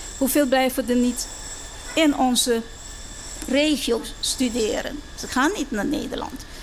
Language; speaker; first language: Dutch; non-native, local second language; Papiamento